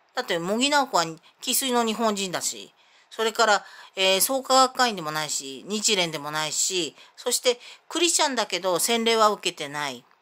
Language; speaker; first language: Japanese; native; Japanese